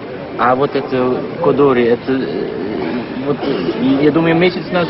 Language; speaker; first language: Russian; non-native, learner; Dutch